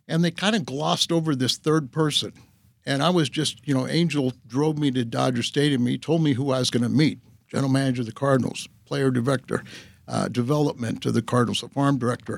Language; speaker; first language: English; native; English